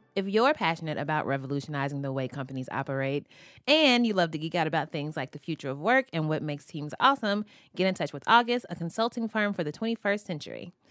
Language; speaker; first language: English; native; English